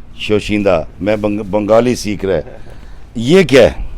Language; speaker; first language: Hindi; non-native, local second language; Punjabi